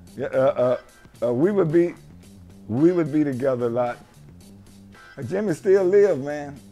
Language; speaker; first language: English; native; English